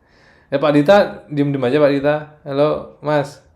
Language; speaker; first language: Indonesian; native; Indonesian